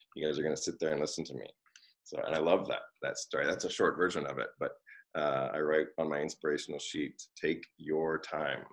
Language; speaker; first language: English; native; English